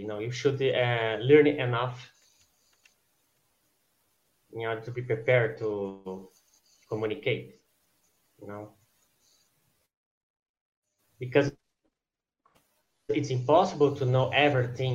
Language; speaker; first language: English; non-native, fluent; Portuguese